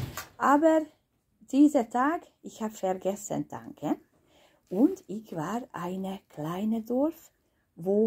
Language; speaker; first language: German; non-native, learner; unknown